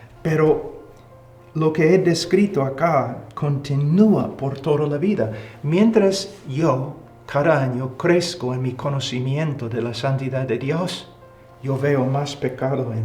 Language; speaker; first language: Spanish; non-native, fluent; English